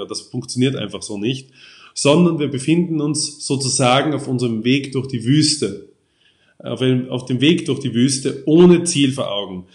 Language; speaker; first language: German; native; German